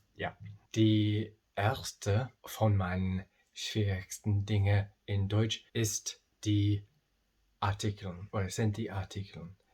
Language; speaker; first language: German; non-native, learner; English